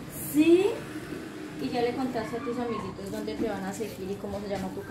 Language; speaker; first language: Spanish; native; Spanish